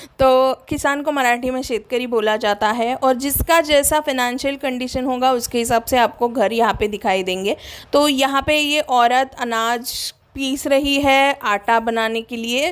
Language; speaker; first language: Hindi; non-native, local second language; Marathi